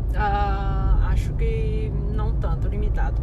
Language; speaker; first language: Portuguese; non-native, fluent; Chinese